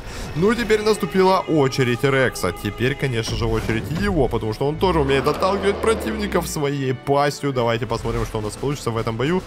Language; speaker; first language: Russian; native; Russian